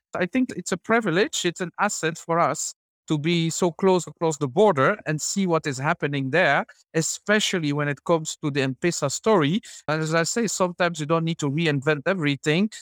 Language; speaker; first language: English; non-native, fluent; Dutch